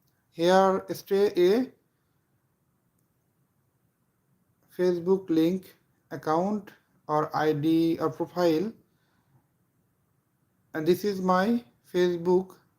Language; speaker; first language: English; non-native, local second language; Bangla